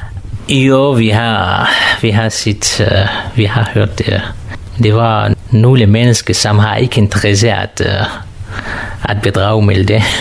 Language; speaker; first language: Danish; non-native, learner; Kurdish